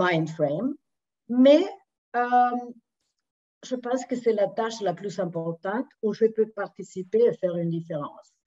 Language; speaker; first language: French; non-native, fluent; Spanish